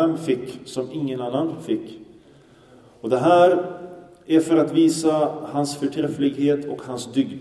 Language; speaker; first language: Swedish; early bilingual, other home language; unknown